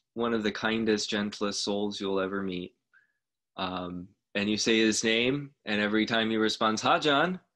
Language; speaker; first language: English; native; English